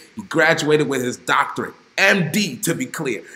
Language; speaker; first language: English; native; English